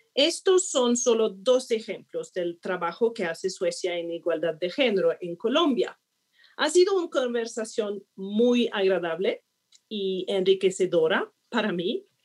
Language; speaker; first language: Spanish; non-native, fluent; Swedish